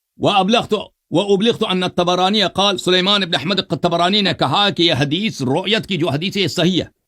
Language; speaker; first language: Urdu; non-native, fluent; Persian